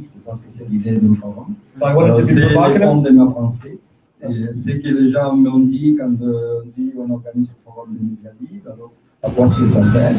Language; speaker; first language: French; native; French